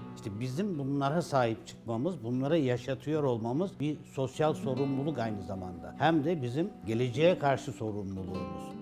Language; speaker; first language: Turkish; native; Turkish